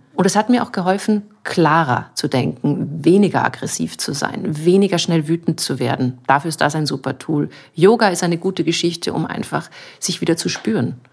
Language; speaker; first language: German; native; German